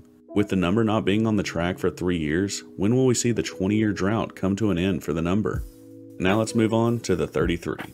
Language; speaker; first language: English; native; English